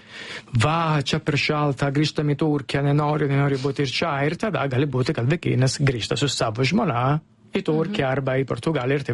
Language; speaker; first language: Lithuanian; non-native, fluent; Italian